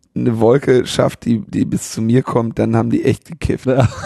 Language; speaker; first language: German; native; German